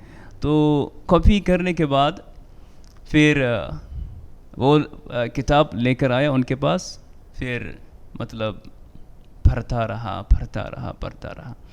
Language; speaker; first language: Hindi; non-native, fluent; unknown